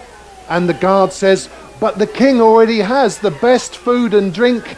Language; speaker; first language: English; native; English